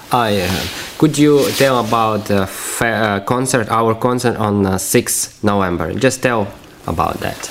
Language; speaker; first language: English; non-native, fluent; Russian